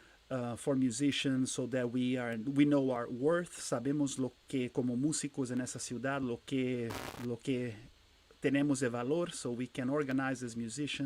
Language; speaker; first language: Spanish; non-native, fluent; Portuguese